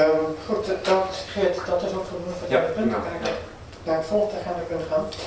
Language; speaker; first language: Dutch; native; Dutch